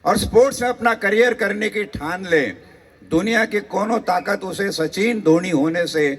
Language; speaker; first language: Hindi; non-native, local second language; Marathi